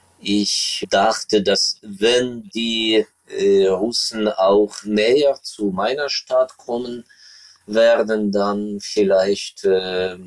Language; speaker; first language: German; non-native, fluent; Ukrainian